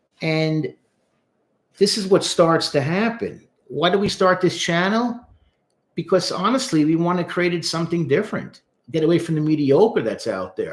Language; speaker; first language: English; native; English